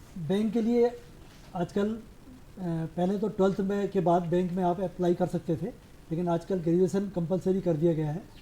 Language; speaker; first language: Hindi; native; Hindi